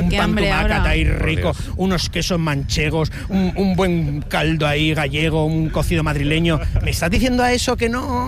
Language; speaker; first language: Spanish; native; Spanish